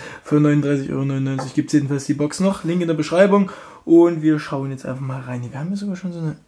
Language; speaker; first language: German; native; German